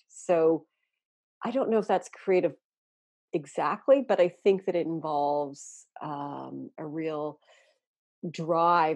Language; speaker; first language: English; native; English